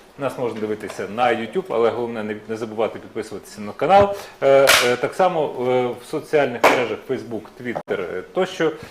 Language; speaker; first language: Ukrainian; native; Ukrainian